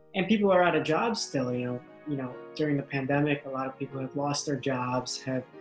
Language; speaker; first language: English; native; English